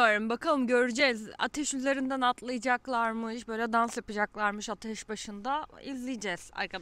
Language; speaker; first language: Turkish; native; Turkish